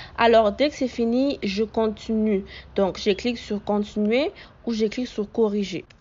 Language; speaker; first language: French; native; French